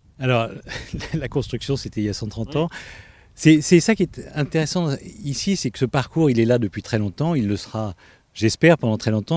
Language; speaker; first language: French; native; French